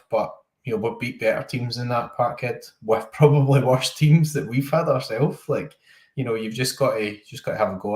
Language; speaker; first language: English; native; English